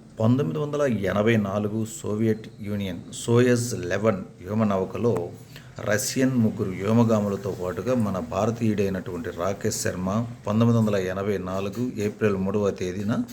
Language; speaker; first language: Telugu; native; Telugu